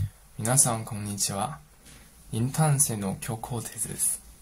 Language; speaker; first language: Japanese; non-native, fluent; Chinese